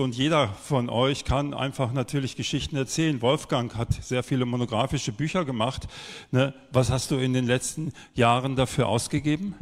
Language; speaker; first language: German; native; German